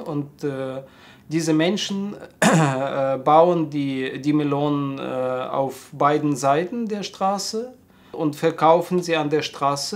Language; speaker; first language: German; non-native, fluent; Russian